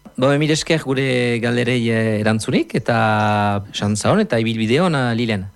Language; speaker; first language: Basque; native; Basque